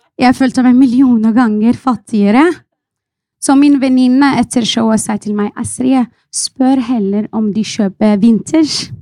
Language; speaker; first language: Norwegian; non-native, fluent; Arabic